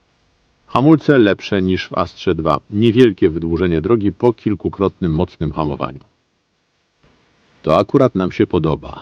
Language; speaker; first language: Polish; native; Polish